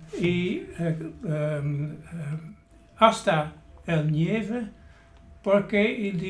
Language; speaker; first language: Spanish; non-native, learner; Dutch